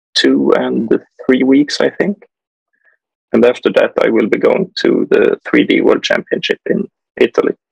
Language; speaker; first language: English; non-native, fluent; Swedish